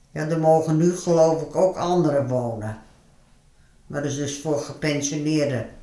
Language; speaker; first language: Dutch; native; Dutch